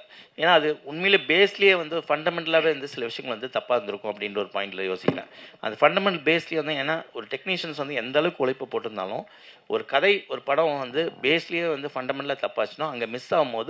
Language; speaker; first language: Tamil; native; Tamil